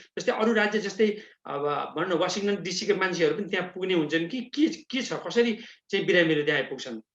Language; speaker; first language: Nepali; native; Nepali